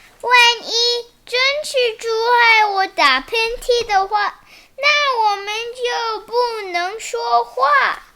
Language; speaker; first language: Chinese; early bilingual, heritage; Chinese